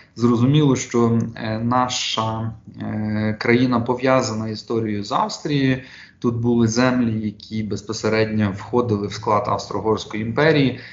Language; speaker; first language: Ukrainian; native; Ukrainian